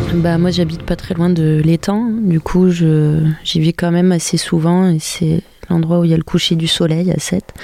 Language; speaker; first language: French; early bilingual, other home language; Albanian